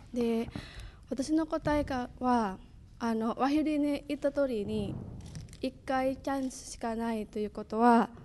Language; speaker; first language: Japanese; non-native, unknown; Indonesian